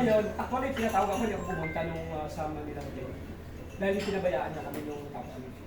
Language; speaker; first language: Filipino; native; Filipino